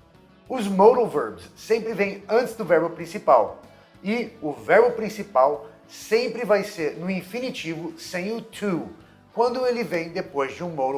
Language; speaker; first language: Portuguese; non-native, fluent; English